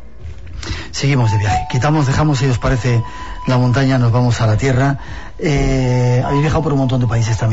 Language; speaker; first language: Spanish; native; Spanish